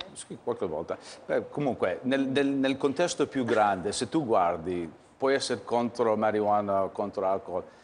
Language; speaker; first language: Italian; early bilingual, heritage; English